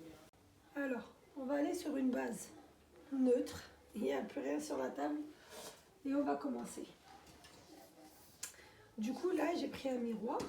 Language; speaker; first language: French; native; French